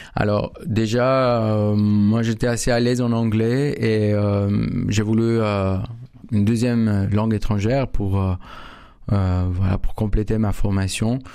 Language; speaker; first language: French; non-native, fluent; Spanish